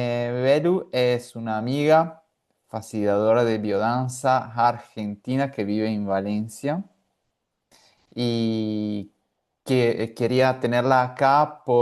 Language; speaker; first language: Spanish; non-native, fluent; Italian